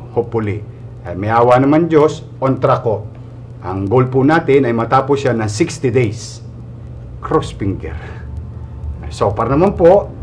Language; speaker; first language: Filipino; native; Filipino